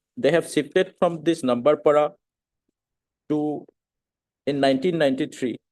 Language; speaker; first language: English; non-native, local second language; Assamese